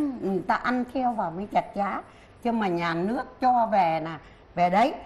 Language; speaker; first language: Vietnamese; early bilingual, heritage; Vietnamese